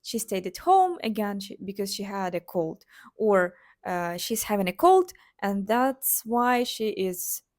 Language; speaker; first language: English; non-native, fluent; Ukrainian